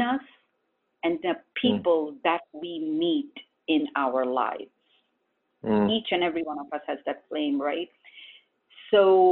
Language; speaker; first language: English; non-native, local second language; Gujarati